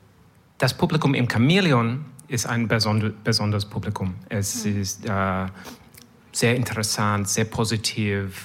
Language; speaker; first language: German; non-native, learner; French